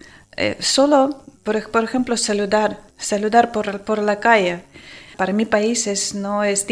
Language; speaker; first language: Spanish; non-native, learner; Ukrainian